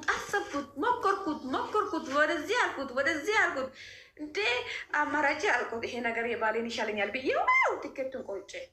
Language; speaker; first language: Amharic; non-native, local second language; Oromo